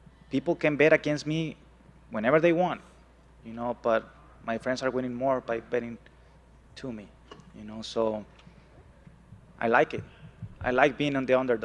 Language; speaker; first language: English; non-native, fluent; Spanish